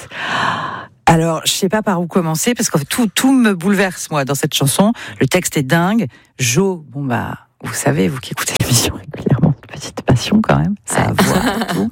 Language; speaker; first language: French; native; French